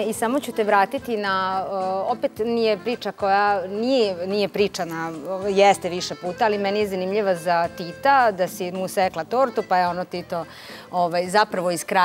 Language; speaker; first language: Serbian; native; Serbian